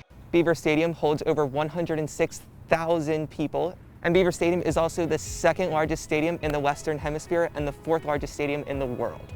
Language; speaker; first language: English; native; English